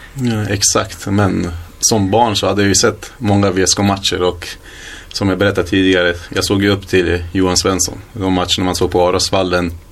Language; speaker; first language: Swedish; early bilingual, other home language; Kurdish